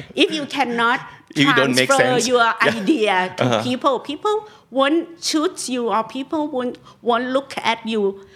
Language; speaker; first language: English; non-native, fluent; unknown